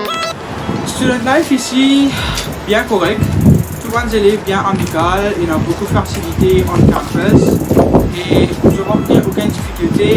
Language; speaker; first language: French; non-native, local second language; Morisyen